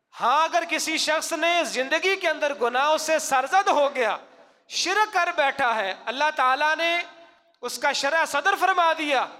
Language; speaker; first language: Urdu; non-native, local second language; Punjabi